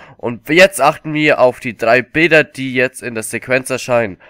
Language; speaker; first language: German; native; German